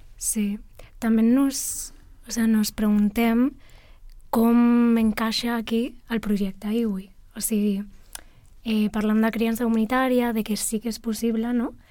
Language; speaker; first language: Catalan; non-native, local second language; Spanish